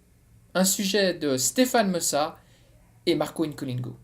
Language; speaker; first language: French; native; French